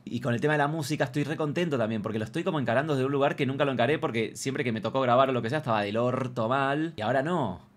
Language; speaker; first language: Spanish; native; Spanish